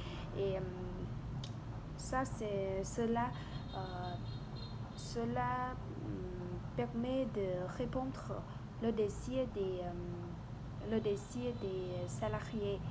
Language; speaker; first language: French; non-native, learner; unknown